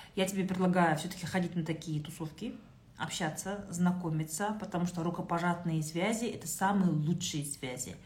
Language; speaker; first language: Russian; non-native, local second language; Kazakh